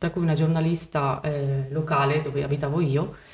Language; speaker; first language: Italian; early bilingual, other home language; Spanish